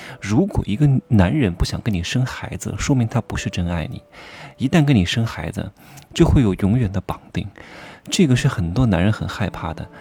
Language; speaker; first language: Chinese; native; Chinese